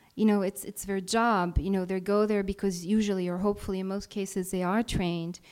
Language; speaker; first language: English; non-native, fluent; Italian